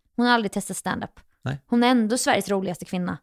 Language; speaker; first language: Swedish; native; Swedish